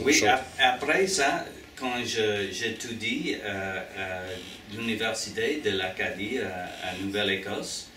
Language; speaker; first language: French; non-native, learner; English